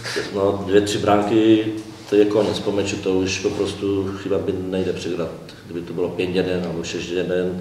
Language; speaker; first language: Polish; non-native, learner; Czech